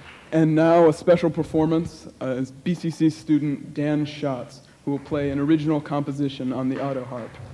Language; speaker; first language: English; native; English